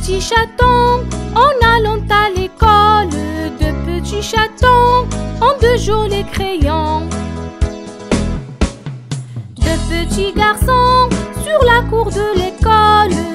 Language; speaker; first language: French; non-native, local second language; Arabic